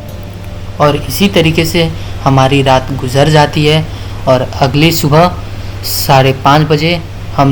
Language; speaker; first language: Hindi; native; Hindi